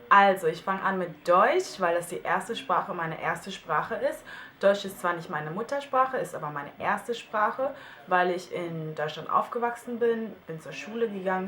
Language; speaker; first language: German; early bilingual, other home language; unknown